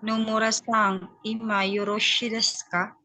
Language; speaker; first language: Japanese; non-native, learner; Filipino